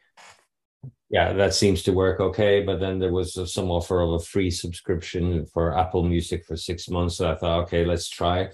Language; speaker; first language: English; non-native, fluent; Norwegian